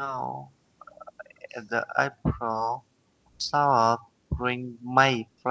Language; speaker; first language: English; non-native, learner; Vietnamese